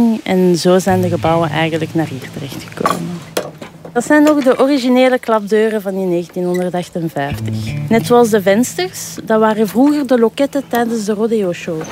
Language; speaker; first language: Dutch; native; Dutch